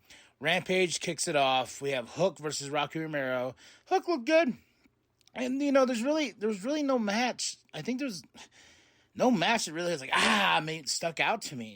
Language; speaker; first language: English; native; English